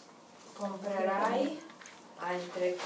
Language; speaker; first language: Italian; non-native, learner; Russian